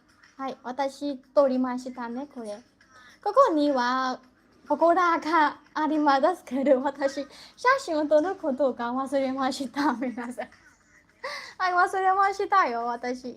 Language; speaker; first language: Japanese; non-native, learner; Burmese